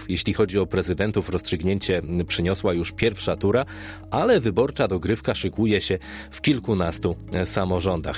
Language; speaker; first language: Polish; native; Polish